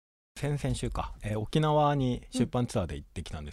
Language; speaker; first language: Japanese; native; Japanese